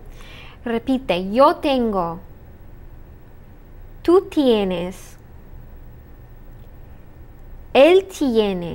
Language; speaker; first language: Spanish; non-native, fluent; English